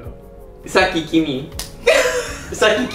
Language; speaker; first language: Japanese; non-native, learner; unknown